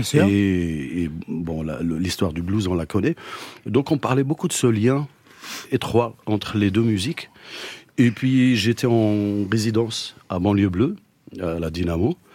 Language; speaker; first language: French; native; French